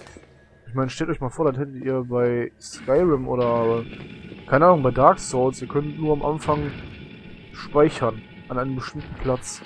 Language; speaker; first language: German; native; German